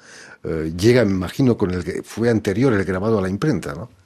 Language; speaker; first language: Spanish; native; Spanish